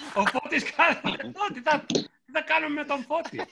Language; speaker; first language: Greek; early bilingual, heritage; Greek